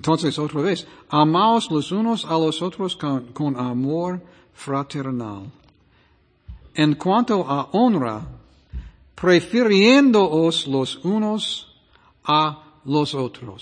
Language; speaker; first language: Spanish; non-native, fluent; English